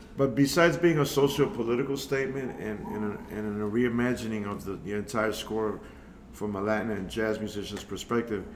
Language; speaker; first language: English; early bilingual, other home language; Spanish